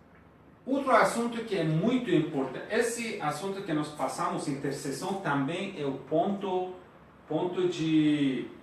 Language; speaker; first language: Portuguese; non-native, fluent; Persian